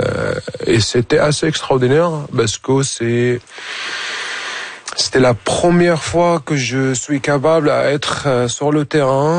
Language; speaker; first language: French; non-native, fluent; Arabic